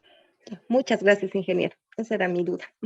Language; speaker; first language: Spanish; native; Spanish